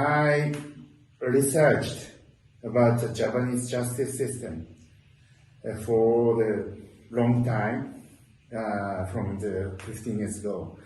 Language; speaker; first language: English; non-native, learner; Japanese